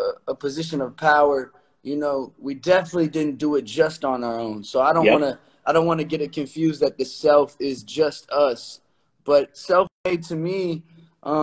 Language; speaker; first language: English; native; English